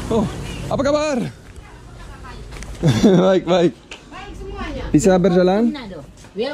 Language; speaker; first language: Indonesian; non-native, learner; English